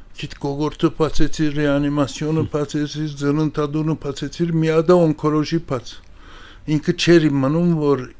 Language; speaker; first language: Armenian; early bilingual, heritage; Armenian